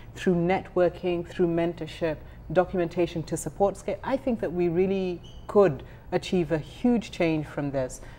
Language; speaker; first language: English; non-native, local second language; Ganda